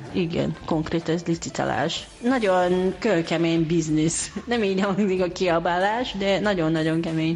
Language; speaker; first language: Hungarian; non-native, learner; Japanese